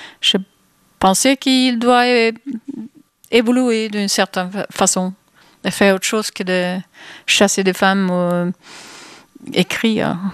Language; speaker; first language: French; non-native, fluent; Swedish